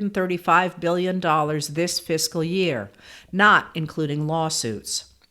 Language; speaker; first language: English; native; English